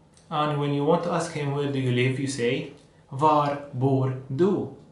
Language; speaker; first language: English; non-native, fluent; Arabic